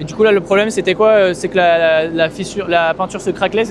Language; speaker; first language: French; native; French